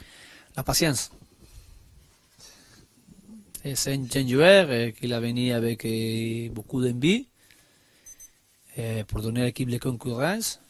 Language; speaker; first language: French; non-native, learner; Spanish